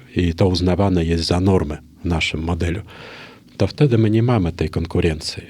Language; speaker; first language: Polish; non-native, fluent; Russian